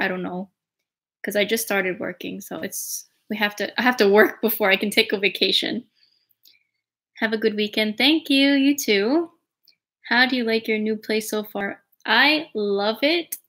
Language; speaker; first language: English; native; English